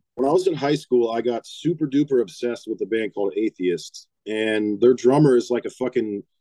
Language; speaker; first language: English; native; English